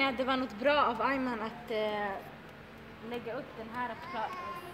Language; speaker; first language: Swedish; early bilingual, other home language; Arabic